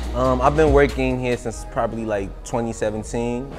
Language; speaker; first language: English; native; English